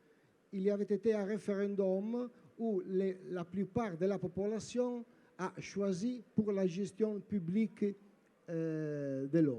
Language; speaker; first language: French; non-native, learner; Italian